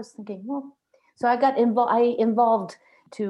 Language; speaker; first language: English; non-native, fluent; Swedish